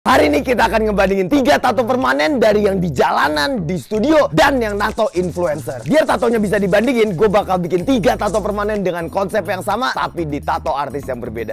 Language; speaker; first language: Indonesian; native; Indonesian